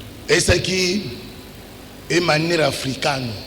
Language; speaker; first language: Portuguese; non-native, learner; Lingala